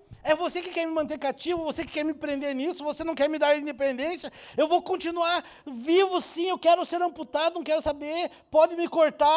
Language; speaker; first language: Portuguese; native; Portuguese